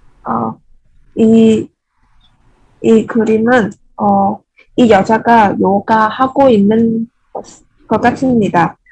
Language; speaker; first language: Korean; non-native, learner; Vietnamese